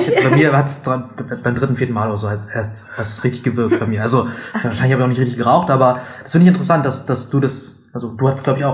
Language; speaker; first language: German; native; German